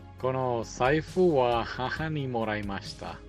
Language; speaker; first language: Japanese; non-native, learner; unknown